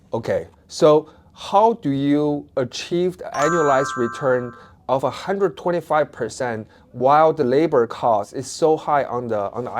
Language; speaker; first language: English; non-native, fluent; Chinese